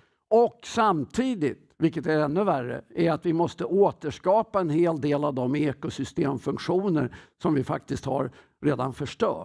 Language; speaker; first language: Swedish; native; Swedish